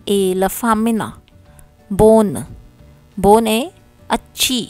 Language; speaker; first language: French; non-native, learner; Hindi